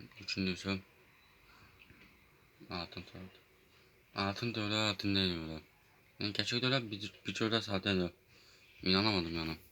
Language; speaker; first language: Turkish; early bilingual, heritage; Turkish